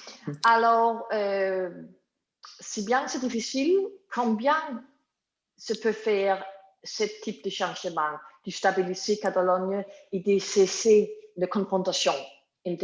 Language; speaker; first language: French; non-native, learner; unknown